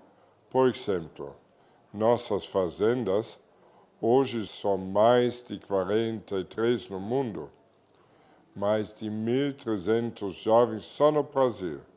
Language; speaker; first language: Portuguese; non-native, fluent; German